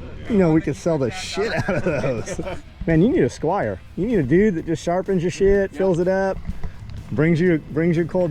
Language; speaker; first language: English; native; English